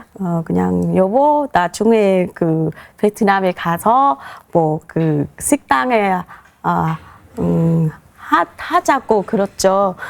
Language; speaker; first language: Korean; non-native, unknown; Vietnamese